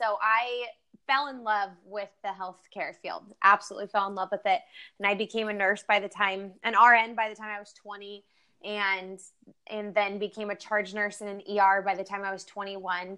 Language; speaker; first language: English; native; English